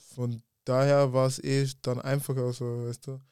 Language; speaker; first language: German; early bilingual, other home language; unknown